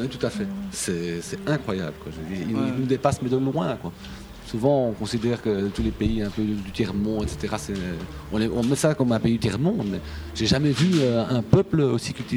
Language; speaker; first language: French; native; French